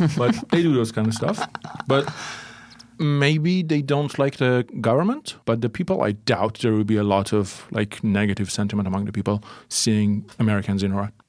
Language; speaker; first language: English; early bilingual, other home language; Persian